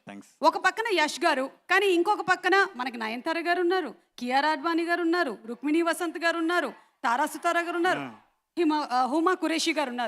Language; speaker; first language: Telugu; native; Telugu